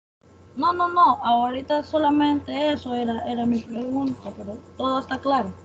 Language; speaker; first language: Spanish; native; Spanish